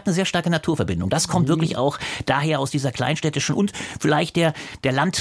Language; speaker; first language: German; native; German